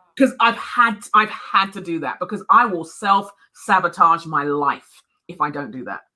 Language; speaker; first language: English; native; English